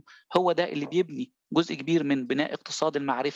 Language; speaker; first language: Arabic; native; Arabic